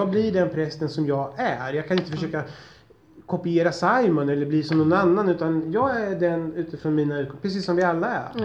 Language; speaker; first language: Swedish; native; Swedish